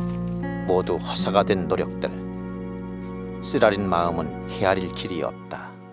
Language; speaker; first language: Korean; native; Korean